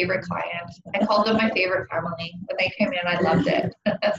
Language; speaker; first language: English; native; English